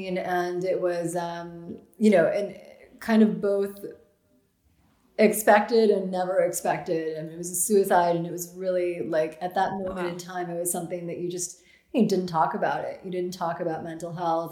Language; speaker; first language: English; native; English